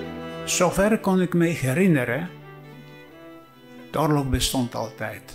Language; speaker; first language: Dutch; non-native, fluent; Polish